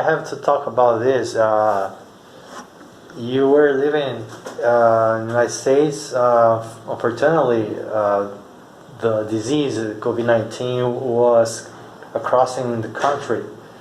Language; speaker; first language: English; non-native, fluent; Portuguese